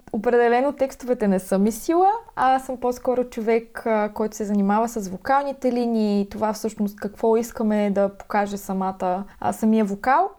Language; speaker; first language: Bulgarian; native; Bulgarian